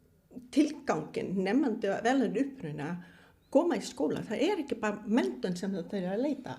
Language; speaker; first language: Icelandic; non-native, fluent; Vietnamese